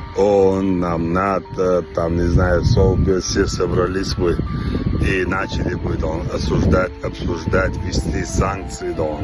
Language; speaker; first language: Russian; non-native, local second language; Chechen